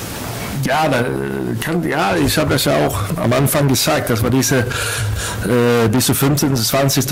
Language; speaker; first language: German; non-native, fluent; Swedish